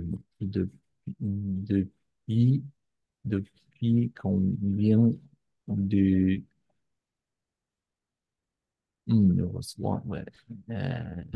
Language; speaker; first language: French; non-native, learner; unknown